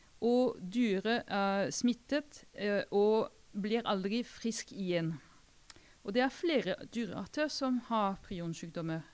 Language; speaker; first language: Norwegian; non-native, fluent; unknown